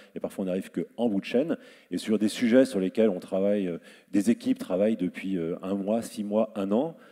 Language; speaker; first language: French; native; French